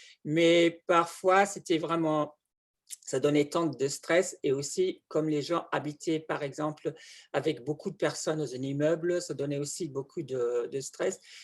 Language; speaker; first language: French; non-native, fluent; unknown